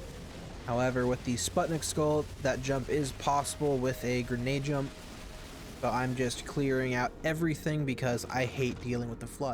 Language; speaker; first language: English; native; English